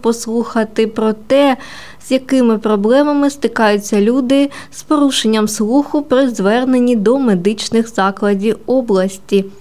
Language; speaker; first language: Ukrainian; native; Ukrainian